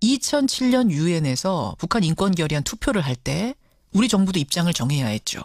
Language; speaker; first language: Korean; native; Korean